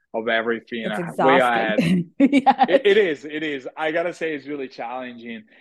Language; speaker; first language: English; non-native, fluent; Italian